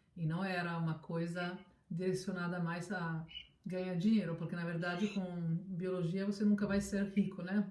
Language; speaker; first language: Portuguese; non-native, fluent; Italian